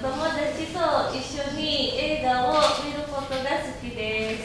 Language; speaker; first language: Japanese; non-native, learner; Indonesian